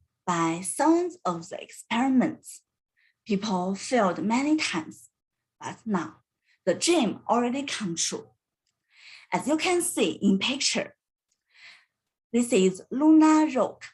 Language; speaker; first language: English; non-native, learner; Chinese